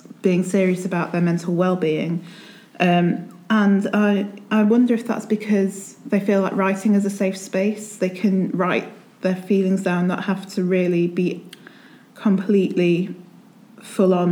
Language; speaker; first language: English; native; English